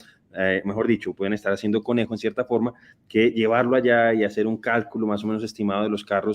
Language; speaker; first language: Spanish; native; Spanish